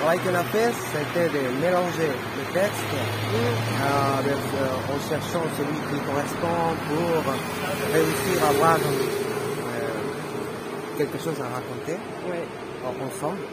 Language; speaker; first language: French; non-native, fluent; Spanish